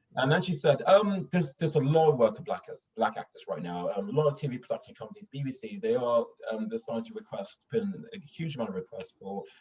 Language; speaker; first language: English; non-native, fluent; Swedish